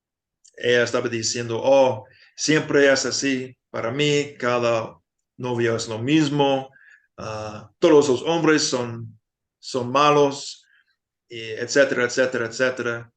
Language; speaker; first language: Spanish; non-native, fluent; English